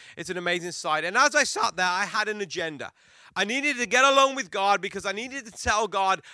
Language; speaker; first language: English; native; English